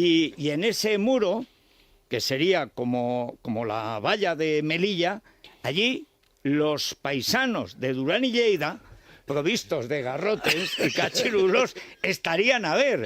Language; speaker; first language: Spanish; native; Spanish